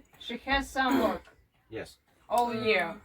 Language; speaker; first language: English; non-native, learner; Ukrainian